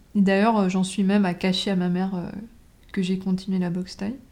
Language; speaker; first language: French; native; French